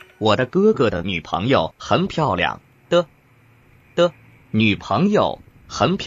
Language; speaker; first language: Chinese; non-native, learner; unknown